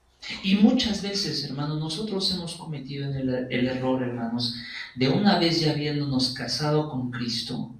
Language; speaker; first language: Spanish; native; Spanish